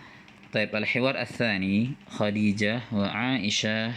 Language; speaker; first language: Arabic; non-native, fluent; Indonesian